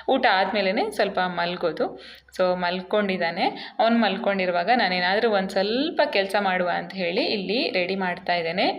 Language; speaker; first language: Kannada; non-native, local second language; Tulu